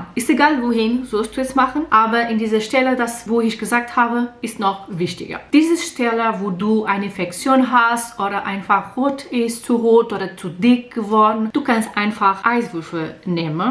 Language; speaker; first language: German; non-native, learner; Portuguese